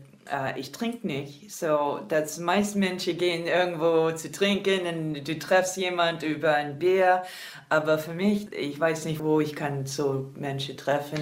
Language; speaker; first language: German; non-native, learner; English